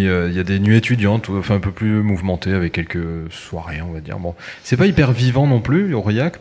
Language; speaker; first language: French; native; French